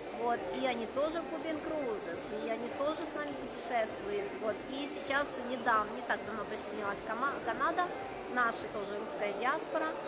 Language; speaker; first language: Russian; non-native, local second language; Ukrainian